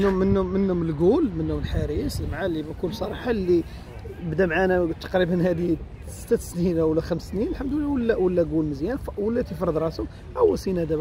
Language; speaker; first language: Arabic; native; Arabic